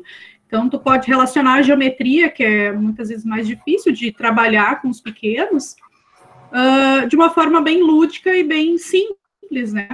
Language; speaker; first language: Portuguese; native; Portuguese